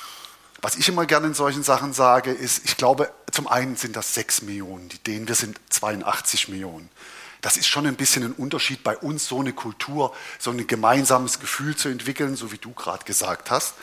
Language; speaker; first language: German; native; German